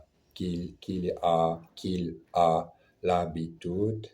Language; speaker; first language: French; non-native, learner; German